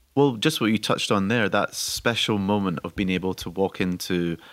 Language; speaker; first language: English; native; English